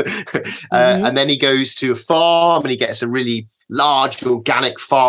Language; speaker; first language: English; native; English